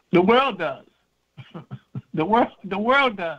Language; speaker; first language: English; non-native, fluent; Arabic